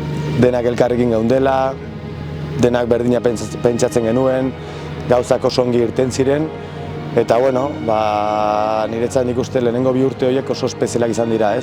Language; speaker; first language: Basque; non-native, local second language; Spanish